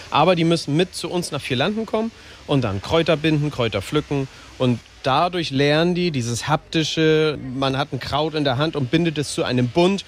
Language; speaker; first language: German; native; German